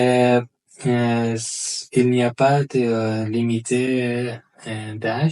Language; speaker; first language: French; non-native, learner; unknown